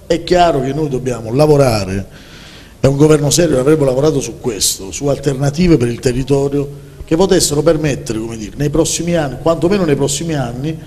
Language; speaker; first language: Italian; native; Italian